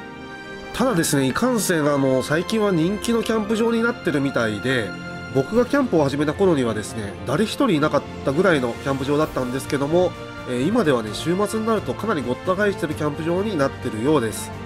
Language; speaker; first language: Japanese; native; Japanese